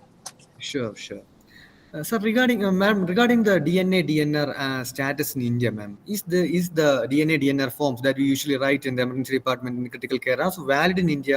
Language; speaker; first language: English; non-native, local second language; Malayalam